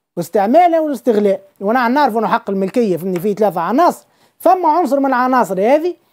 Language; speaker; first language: Arabic; native; Arabic